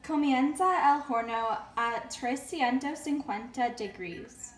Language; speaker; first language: Spanish; non-native, learner; English